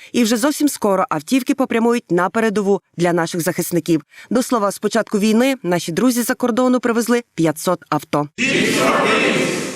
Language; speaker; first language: Ukrainian; native; Ukrainian